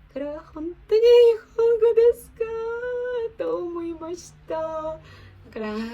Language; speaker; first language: Japanese; non-native, learner; Ukrainian